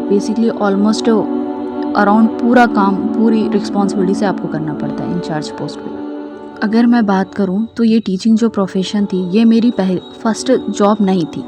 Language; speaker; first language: Hindi; non-native, local second language; Urdu